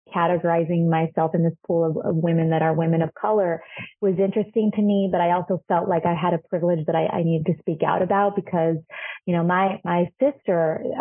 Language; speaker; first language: English; non-native, fluent; Spanish